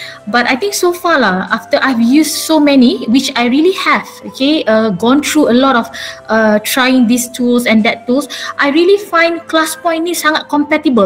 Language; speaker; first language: English; non-native, local second language; Malay